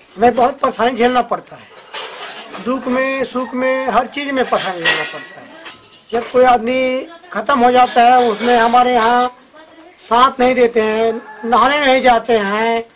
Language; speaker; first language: Hindi; native; Hindi